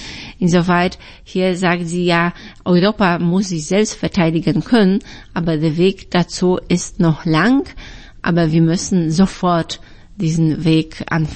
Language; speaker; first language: German; non-native, fluent; Polish